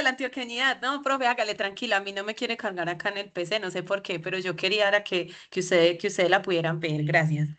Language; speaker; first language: Spanish; native; Spanish